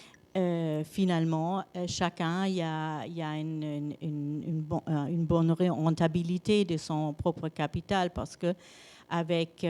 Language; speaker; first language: French; non-native, learner; German